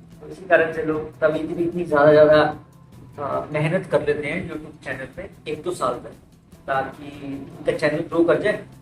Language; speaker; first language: Hindi; native; Hindi